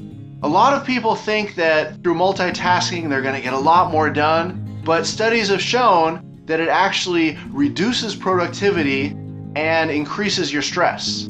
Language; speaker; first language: English; native; English